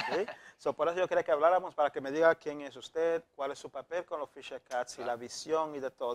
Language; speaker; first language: Spanish; native; Spanish